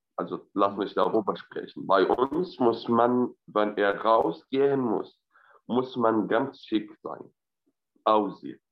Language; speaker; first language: German; non-native, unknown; Arabic